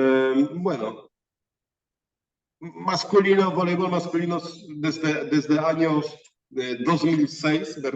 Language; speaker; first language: Spanish; non-native, fluent; Polish